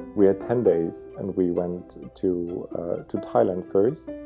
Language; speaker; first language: English; non-native, fluent; German